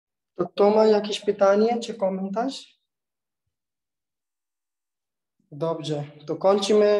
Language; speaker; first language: Polish; non-native, learner; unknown